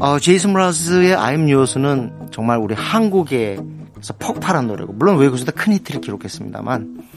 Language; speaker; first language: Korean; native; Korean